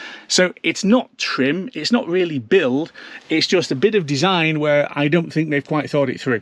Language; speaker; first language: English; native; English